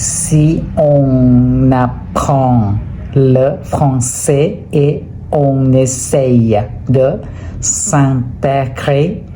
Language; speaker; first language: French; non-native, fluent; Thai